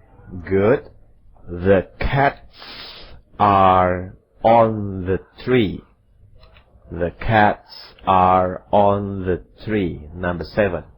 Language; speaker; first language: English; non-native, fluent; Indonesian